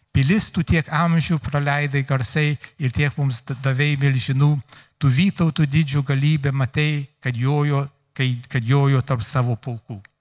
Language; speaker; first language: Lithuanian; early bilingual, heritage; Lithuanian